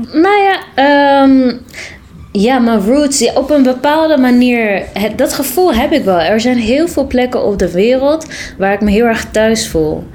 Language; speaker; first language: Dutch; early bilingual, other home language; Tigrinya